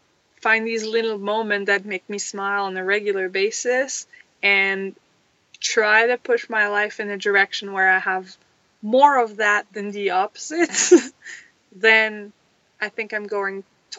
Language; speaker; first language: English; non-native, fluent; French